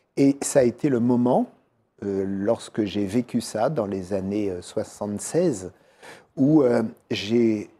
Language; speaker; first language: French; native; French